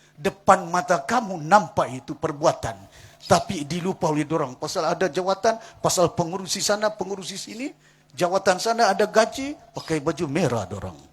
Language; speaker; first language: Malay; non-native, local second language; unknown